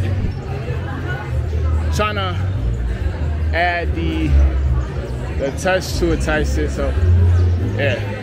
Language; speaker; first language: English; native; English